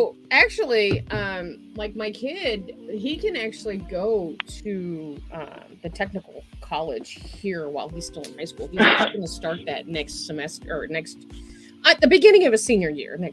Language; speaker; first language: English; native; English